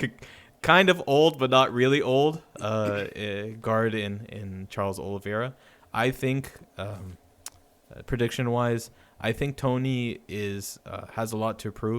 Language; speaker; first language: English; native; English